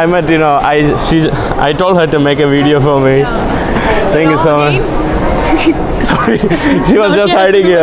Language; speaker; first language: English; non-native, local second language; Malayalam